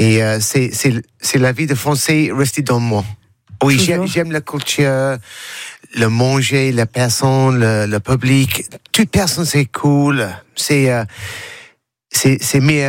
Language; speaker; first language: French; non-native, learner; English